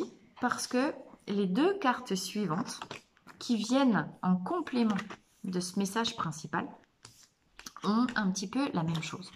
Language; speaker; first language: French; native; French